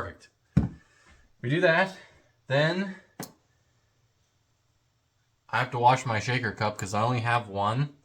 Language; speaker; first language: English; native; English